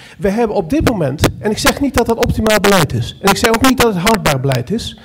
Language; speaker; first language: Dutch; native; Dutch